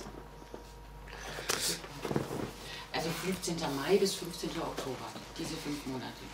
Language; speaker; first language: German; non-native, learner; Spanish